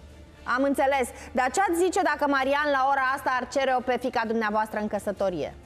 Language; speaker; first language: Romanian; native; Romanian